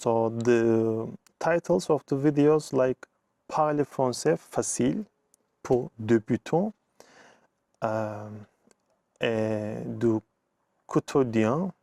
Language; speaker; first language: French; non-native, learner; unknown